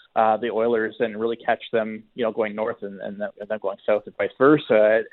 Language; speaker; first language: English; native; English